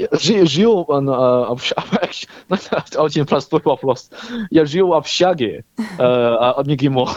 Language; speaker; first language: Russian; non-native, learner; Chinese